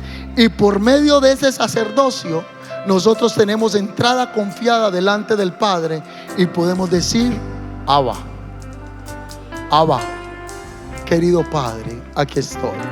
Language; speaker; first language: Spanish; native; Spanish